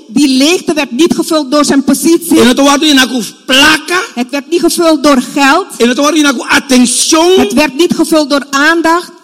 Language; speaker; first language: Dutch; non-native, local second language; Papiamento